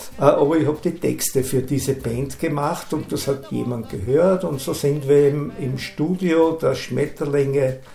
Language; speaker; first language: German; native; German